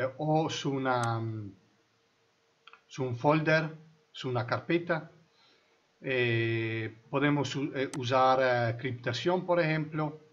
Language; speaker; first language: Spanish; non-native, fluent; Italian